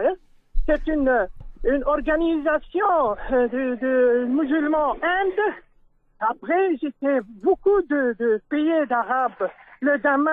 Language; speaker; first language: French; non-native, local second language; Dutch